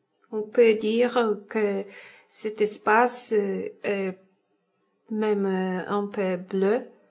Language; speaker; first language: French; non-native, fluent; Polish